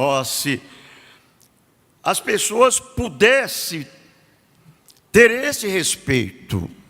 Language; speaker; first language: Portuguese; native; Portuguese